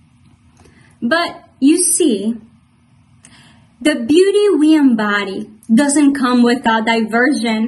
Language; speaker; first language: English; non-native, fluent; Spanish